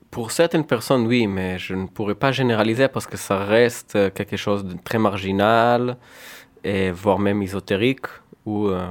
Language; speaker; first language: French; non-native, fluent; Hebrew